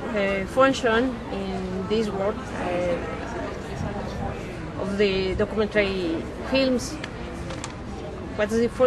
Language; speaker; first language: English; non-native, fluent; Spanish